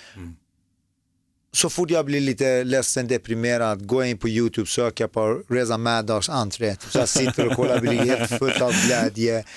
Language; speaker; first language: Swedish; early bilingual, other home language; Persian